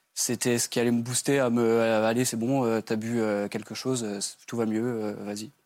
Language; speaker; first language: French; native; French